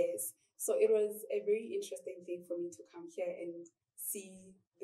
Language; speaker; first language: English; non-native, local second language; Southern Sotho